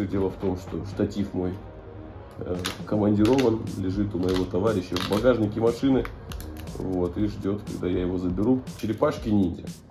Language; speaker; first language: Russian; native; Russian